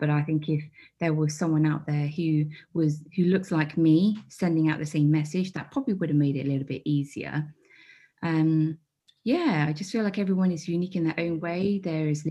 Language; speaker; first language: English; native; English